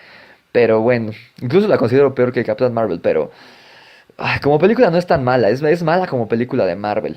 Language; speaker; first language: Spanish; native; Spanish